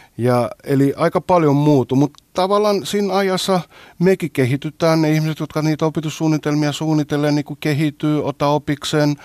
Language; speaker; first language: Finnish; non-native, fluent; Greek